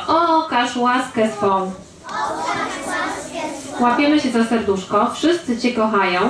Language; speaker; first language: Polish; native; Polish